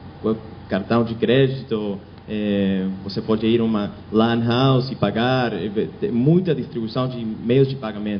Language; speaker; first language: Portuguese; non-native, fluent; Spanish